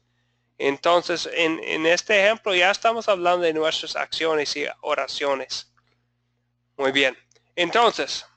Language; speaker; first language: Spanish; non-native, fluent; English